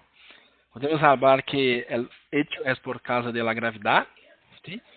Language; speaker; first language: Spanish; non-native, learner; Portuguese